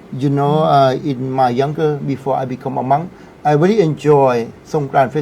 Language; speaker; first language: English; non-native, learner; Thai